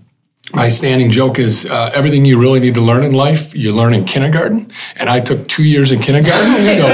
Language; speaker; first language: English; native; English